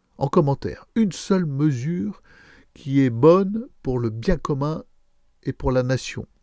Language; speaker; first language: French; native; French